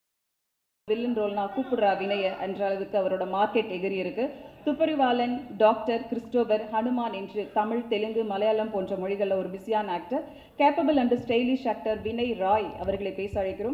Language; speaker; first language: Tamil; native; Tamil